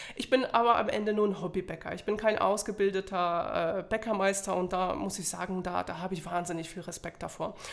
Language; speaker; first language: German; non-native, fluent; Polish